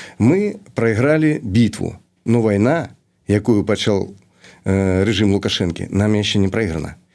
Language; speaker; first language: Belarusian; native; Belarusian